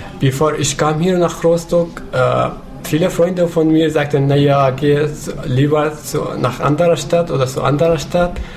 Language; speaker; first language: German; non-native, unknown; Arabic